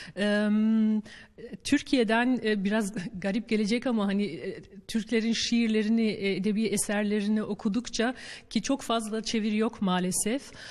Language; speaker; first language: Turkish; early bilingual, heritage; Turkish